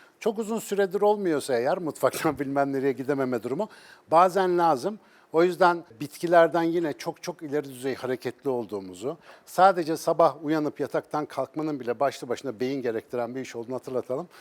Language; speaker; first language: Turkish; native; Turkish